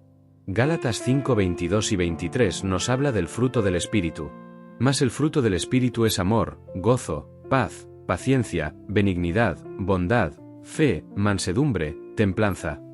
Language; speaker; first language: Spanish; native; Spanish